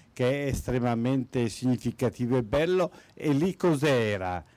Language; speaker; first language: Italian; native; Italian